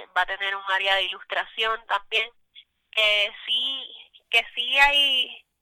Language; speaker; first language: Spanish; native; Spanish